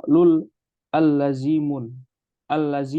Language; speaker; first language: Arabic; non-native, learner; Indonesian